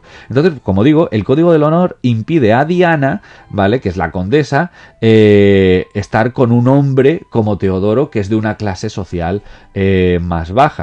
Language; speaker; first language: Spanish; native; Spanish